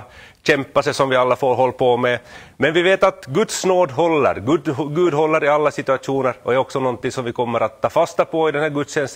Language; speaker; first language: Swedish; native; Swedish